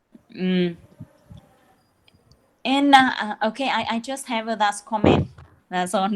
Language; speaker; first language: English; non-native, learner; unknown